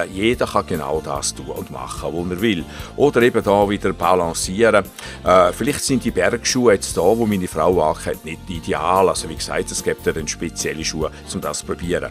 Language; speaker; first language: German; native; German